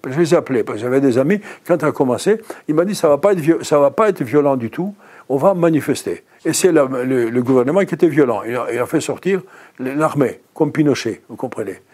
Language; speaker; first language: French; non-native, fluent; Greek